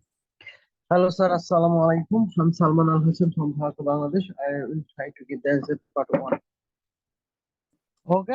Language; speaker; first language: English; non-native, learner; Bangla